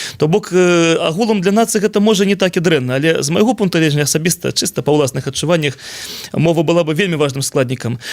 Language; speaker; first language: Belarusian; non-native, local second language; Russian